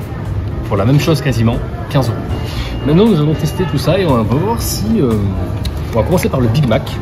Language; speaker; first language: French; native; French